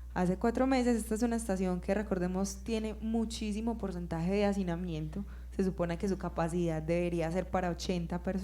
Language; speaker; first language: Spanish; native; Spanish